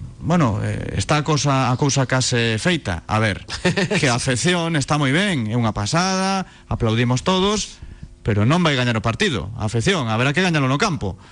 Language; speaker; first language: Galician; native; Galician